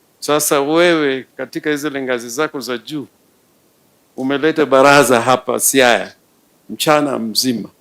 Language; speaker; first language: Swahili; non-native, local second language; Luo (Kenya and Tanzania)